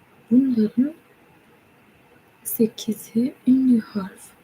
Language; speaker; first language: Turkish; non-native, learner; English